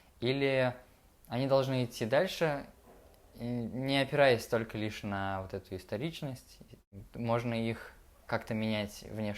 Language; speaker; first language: Russian; native; Russian